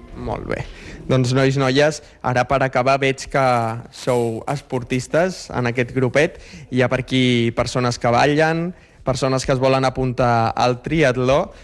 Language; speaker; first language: Catalan; native; Catalan